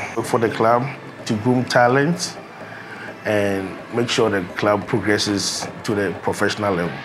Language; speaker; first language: English; non-native, local second language; Akan